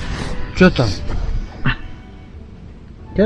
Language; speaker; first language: Russian; non-native, local second language; Kyrgyz